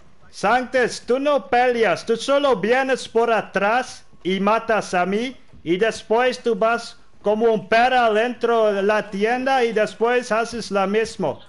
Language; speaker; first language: Spanish; non-native, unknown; Dutch